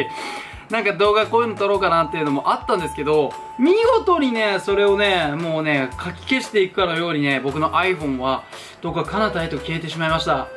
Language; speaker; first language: Japanese; native; Japanese